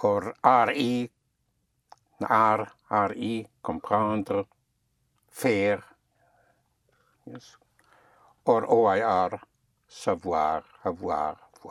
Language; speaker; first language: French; non-native, fluent; English